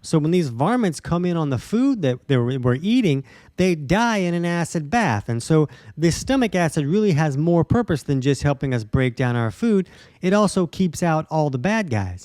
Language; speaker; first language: English; native; English